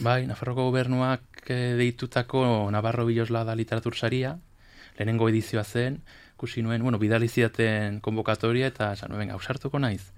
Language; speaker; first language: Basque; non-native, local second language; Spanish